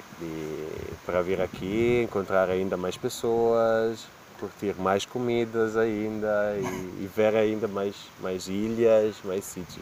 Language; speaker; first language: Portuguese; non-native, learner; Italian